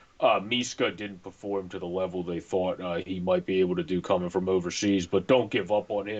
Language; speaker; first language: English; native; English